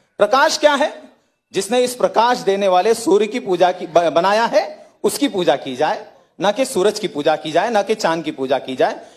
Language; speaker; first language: Hindi; native; Hindi